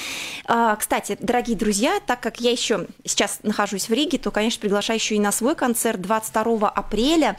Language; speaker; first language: Russian; native; Russian